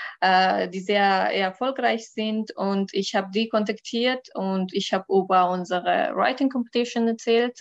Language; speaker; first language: German; non-native, learner; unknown